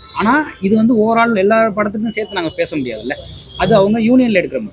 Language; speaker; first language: Tamil; native; Tamil